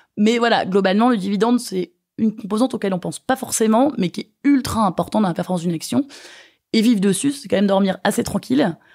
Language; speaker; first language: French; native; French